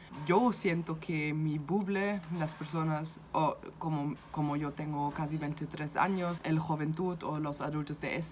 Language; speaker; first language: Spanish; non-native, fluent; German